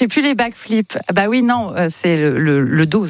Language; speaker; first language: French; native; French